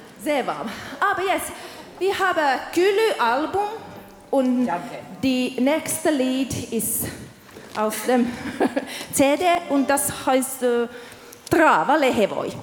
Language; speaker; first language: German; non-native, learner; Finnish